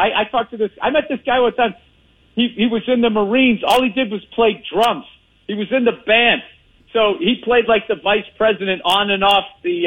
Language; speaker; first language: English; native; English